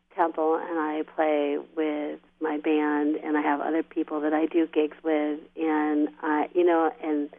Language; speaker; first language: English; native; English